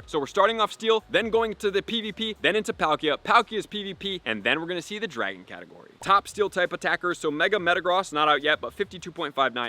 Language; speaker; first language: English; native; English